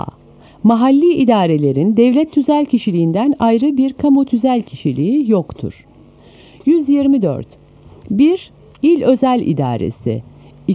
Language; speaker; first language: Turkish; native; Turkish